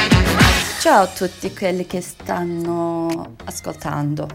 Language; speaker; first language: Italian; non-native, learner; Turkish